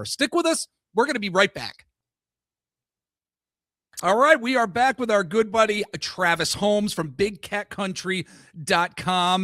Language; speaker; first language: English; native; English